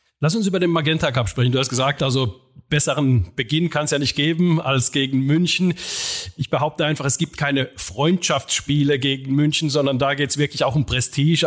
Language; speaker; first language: German; non-native, fluent; Finnish